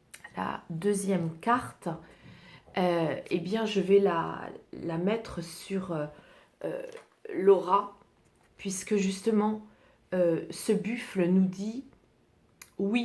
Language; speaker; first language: French; native; French